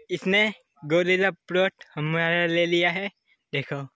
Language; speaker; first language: Hindi; non-native, local second language; Gujarati